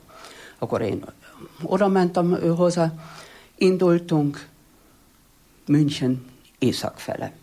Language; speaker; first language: Hungarian; non-native, fluent; German